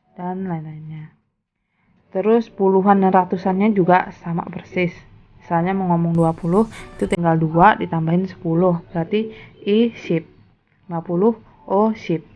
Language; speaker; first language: Indonesian; native; Indonesian